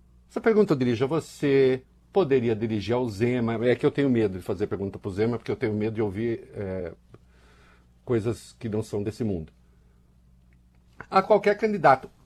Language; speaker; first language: Portuguese; native; Portuguese